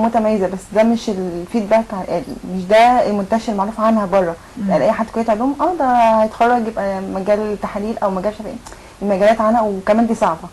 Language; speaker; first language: Arabic; native; Arabic